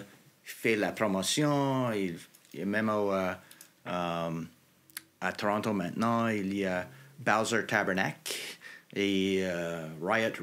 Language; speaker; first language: French; non-native, local second language; English